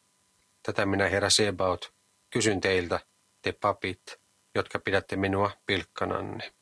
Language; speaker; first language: Finnish; native; Finnish